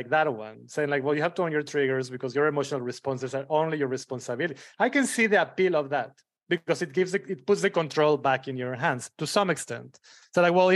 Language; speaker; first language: English; early bilingual, other home language; Spanish